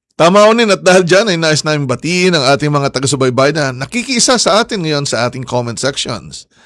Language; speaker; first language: Filipino; native; Filipino